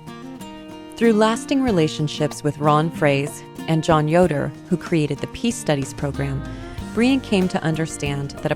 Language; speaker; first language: English; native; English